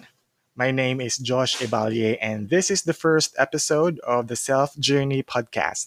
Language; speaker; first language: English; non-native, local second language; Cebuano